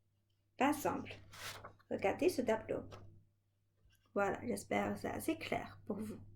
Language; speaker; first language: French; non-native, fluent; Chinese